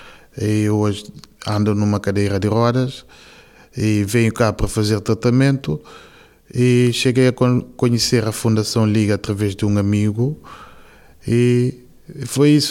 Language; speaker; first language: Portuguese; non-native, local second language; Kabuverdianu